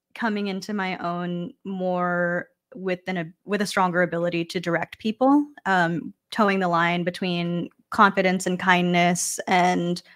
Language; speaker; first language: English; native; English